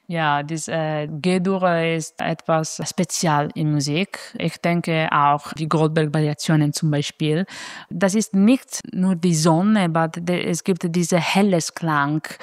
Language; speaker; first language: German; non-native, fluent; Italian